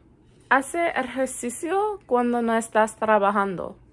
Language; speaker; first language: Spanish; non-native, learner; English